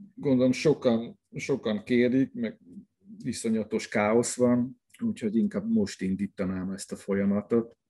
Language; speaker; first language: Hungarian; non-native, fluent; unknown